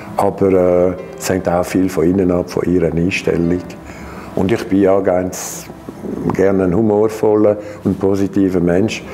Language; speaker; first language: German; non-native, local second language; French